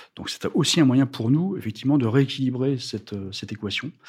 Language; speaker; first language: French; native; French